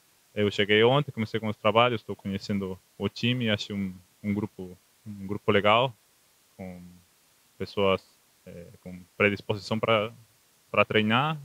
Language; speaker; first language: Portuguese; non-native, fluent; Spanish